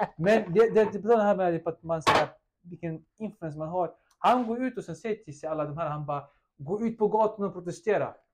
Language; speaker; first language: Swedish; early bilingual, other home language; Russian